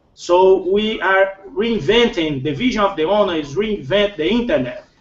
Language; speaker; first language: English; non-native, fluent; Portuguese